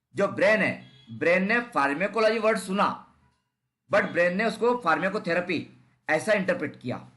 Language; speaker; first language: Hindi; non-native, local second language; Marathi